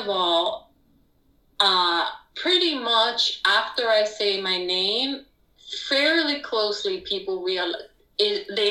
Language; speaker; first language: English; non-native, fluent; Spanish